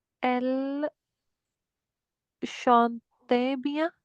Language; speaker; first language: French; non-native, learner; English